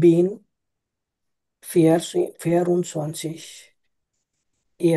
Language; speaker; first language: German; non-native, learner; Bangla